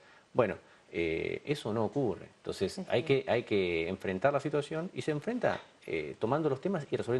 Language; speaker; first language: Spanish; native; Spanish